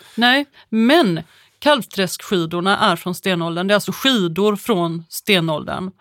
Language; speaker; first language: Swedish; native; Swedish